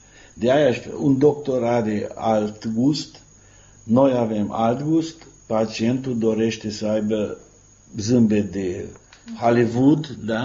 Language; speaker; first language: Romanian; non-native, local second language; Hungarian